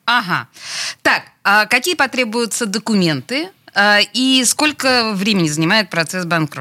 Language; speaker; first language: Russian; native; Russian